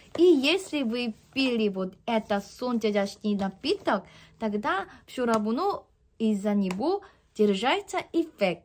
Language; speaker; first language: Russian; non-native, fluent; Korean